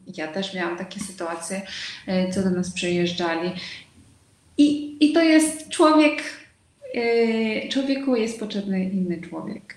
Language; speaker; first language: Polish; non-native, fluent; Uzbek